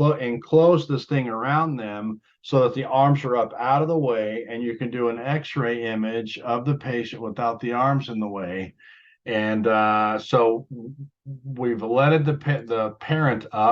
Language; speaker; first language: English; native; English